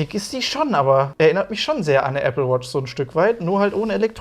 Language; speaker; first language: German; native; German